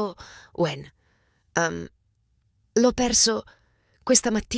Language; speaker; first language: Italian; non-native, learner; English